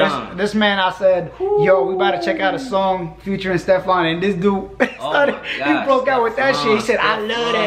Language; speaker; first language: English; native; English